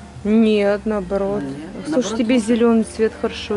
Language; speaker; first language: Russian; native; Russian